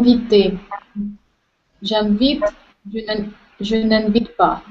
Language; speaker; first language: French; non-native, learner; Russian